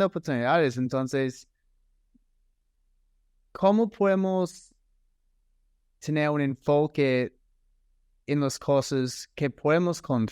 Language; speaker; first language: Spanish; non-native, fluent; English